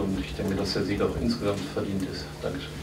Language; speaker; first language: German; native; German